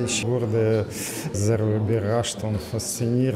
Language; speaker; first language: German; non-native, learner; Russian